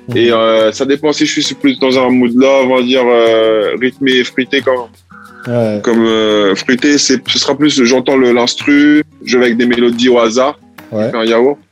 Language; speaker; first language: French; early bilingual, heritage; Italian